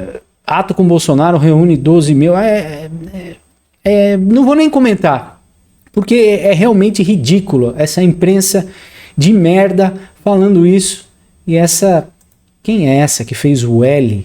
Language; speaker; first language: Portuguese; native; Portuguese